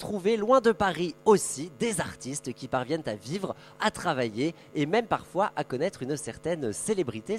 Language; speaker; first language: French; native; French